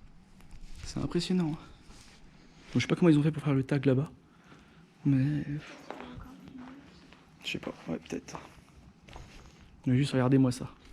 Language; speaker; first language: French; native; French